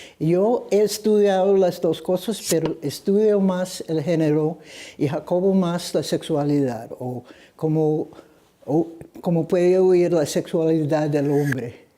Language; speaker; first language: Spanish; non-native, fluent; English